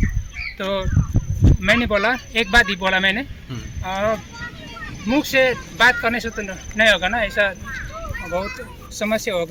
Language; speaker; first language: Hindi; non-native, local second language; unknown